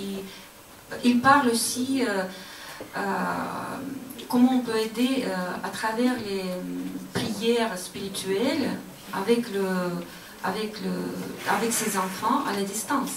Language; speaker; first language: French; non-native, learner; Russian